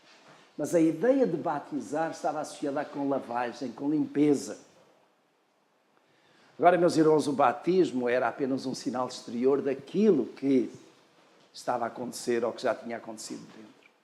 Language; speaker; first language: Portuguese; native; Portuguese